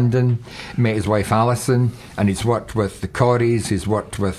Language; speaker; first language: English; native; English